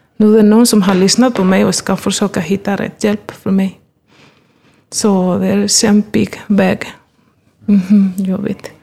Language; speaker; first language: Swedish; non-native, fluent; Spanish